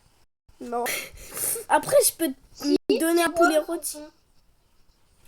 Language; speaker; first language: French; native; French